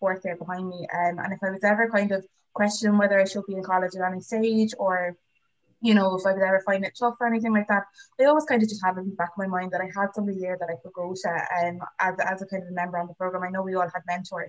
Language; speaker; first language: English; native; English